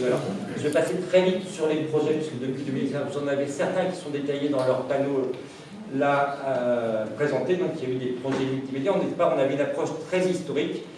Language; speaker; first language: French; native; French